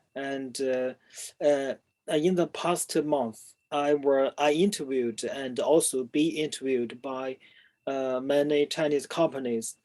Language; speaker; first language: English; non-native, fluent; Chinese